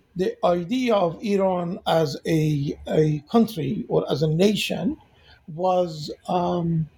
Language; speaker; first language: English; non-native, fluent; Persian